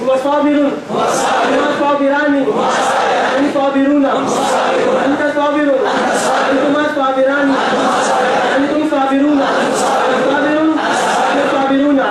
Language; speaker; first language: Arabic; non-native, learner; Urdu